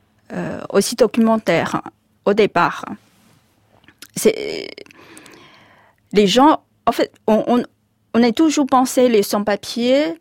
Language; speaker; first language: French; non-native, fluent; Chinese